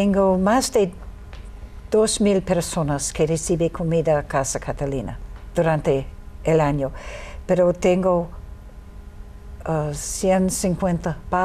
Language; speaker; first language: Spanish; non-native, learner; English